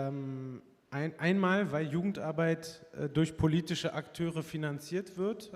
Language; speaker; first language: German; early bilingual, other home language; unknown